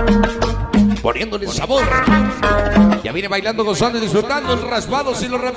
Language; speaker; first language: Spanish; native; Spanish